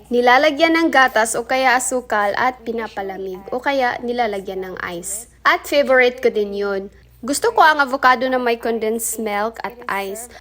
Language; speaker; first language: Filipino; non-native, local second language; Cebuano